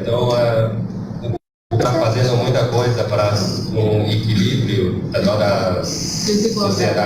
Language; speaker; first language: Portuguese; non-native, learner; Chinese